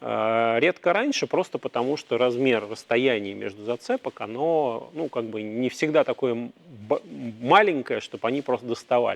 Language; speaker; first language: Russian; native; Russian